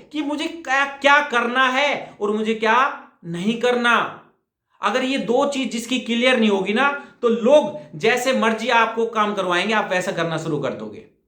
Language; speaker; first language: Hindi; native; Hindi